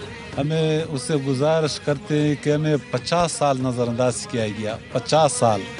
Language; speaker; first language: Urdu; non-native, local second language; Pashto